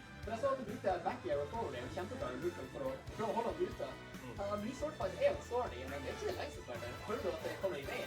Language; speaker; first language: Norwegian; native; Norwegian